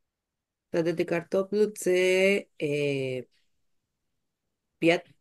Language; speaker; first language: Ukrainian; early bilingual, heritage; Spanish